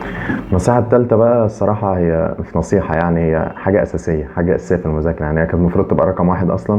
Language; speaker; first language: Arabic; native; Arabic